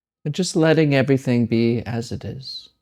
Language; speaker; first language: English; native; English